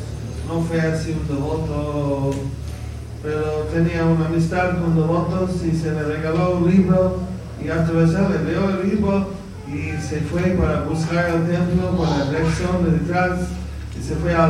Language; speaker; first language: Spanish; non-native, fluent; English